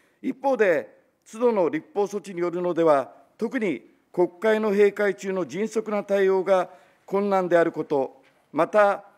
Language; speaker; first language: Japanese; native; Japanese